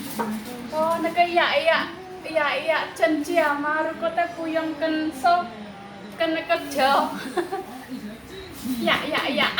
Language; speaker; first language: Chinese; non-native, learner; Indonesian